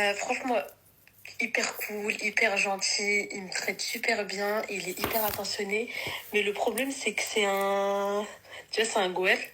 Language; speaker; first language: French; early bilingual, other home language; Arabic